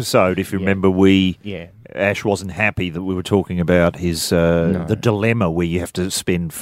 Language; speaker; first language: English; native; English